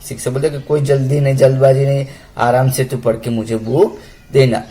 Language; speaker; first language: Hindi; non-native, local second language; Gujarati